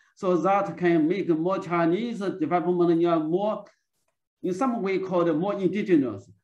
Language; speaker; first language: English; non-native, learner; Chinese